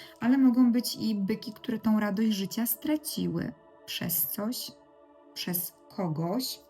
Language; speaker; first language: Polish; native; Polish